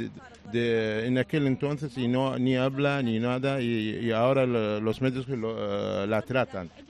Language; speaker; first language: Spanish; non-native, fluent; Arabic